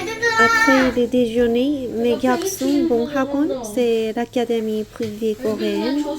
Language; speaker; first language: French; non-native, learner; Korean